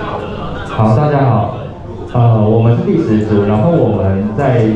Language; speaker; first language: Chinese; native; Chinese